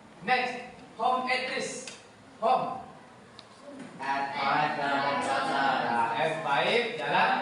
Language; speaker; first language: English; non-native, learner; Indonesian